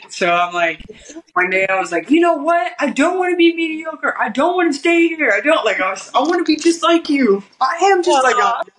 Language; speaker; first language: English; early bilingual, other home language; Malay